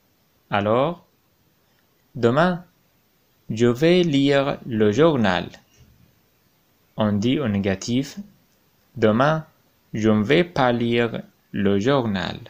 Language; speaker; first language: French; non-native, fluent; Arabic